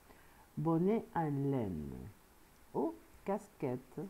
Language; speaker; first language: French; non-native, fluent; Spanish